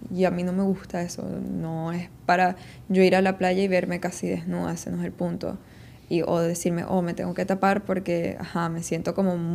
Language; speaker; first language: Spanish; early bilingual, heritage; Spanish